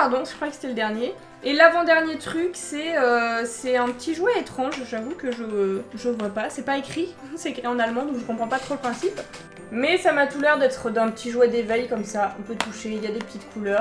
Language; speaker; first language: French; native; French